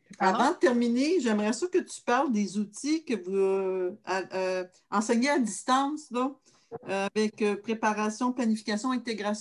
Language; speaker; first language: French; native; French